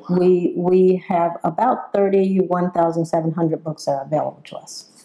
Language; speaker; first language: English; native; English